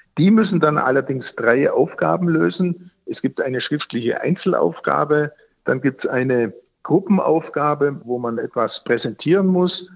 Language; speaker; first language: German; native; German